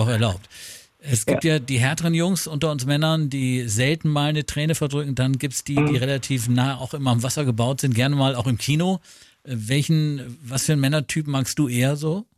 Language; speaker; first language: German; native; German